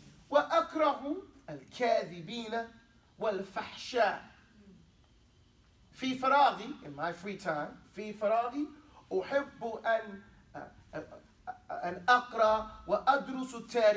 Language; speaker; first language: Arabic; non-native, learner; English